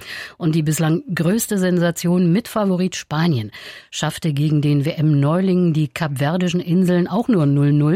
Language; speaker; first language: German; native; German